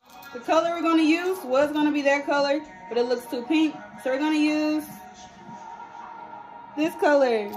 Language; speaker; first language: English; native; English